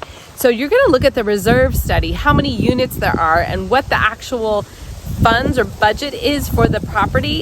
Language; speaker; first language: English; native; English